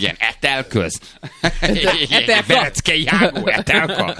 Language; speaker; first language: Hungarian; native; Hungarian